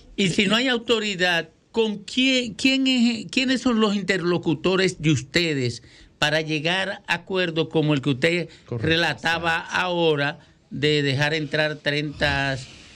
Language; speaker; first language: Spanish; native; Spanish